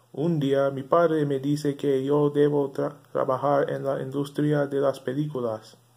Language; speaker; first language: Spanish; non-native, learner; English